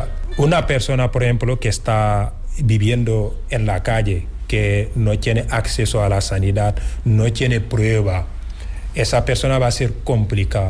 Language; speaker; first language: Spanish; non-native, fluent; Wolof